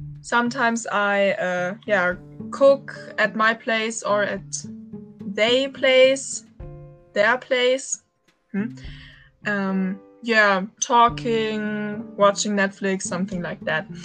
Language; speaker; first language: English; non-native, learner; German